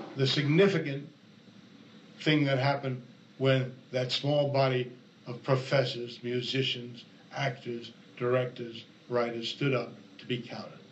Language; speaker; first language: English; native; English